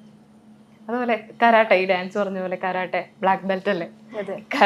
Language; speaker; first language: Malayalam; native; Malayalam